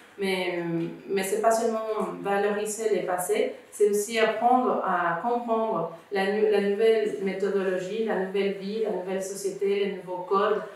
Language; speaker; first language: French; non-native, fluent; Spanish